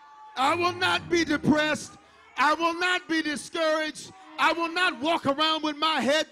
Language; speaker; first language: English; native; English